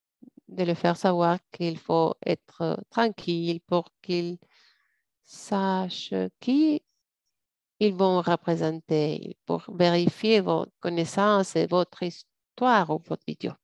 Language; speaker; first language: French; non-native, fluent; English